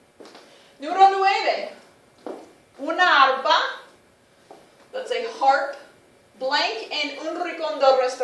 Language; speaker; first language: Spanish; non-native, fluent; English